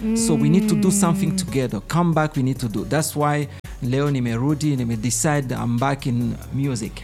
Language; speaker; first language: English; non-native, fluent; Swahili